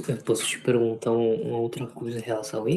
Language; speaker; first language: Portuguese; non-native, fluent; Spanish